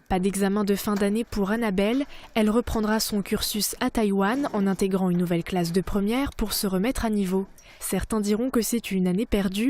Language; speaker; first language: French; native; French